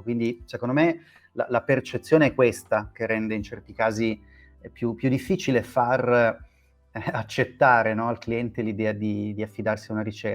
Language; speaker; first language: Italian; native; Italian